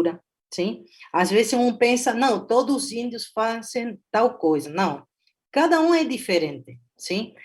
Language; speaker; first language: Portuguese; non-native, fluent; Spanish